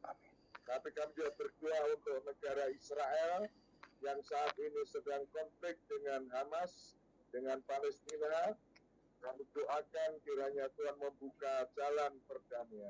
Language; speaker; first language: Indonesian; native; Indonesian